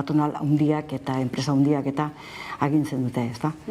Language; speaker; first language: Basque; native; Basque